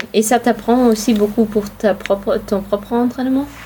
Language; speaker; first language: French; non-native, fluent; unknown